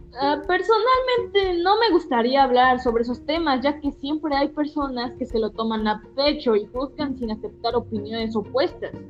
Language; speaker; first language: Spanish; native; Spanish